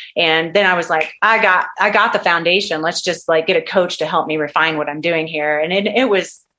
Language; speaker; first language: English; native; English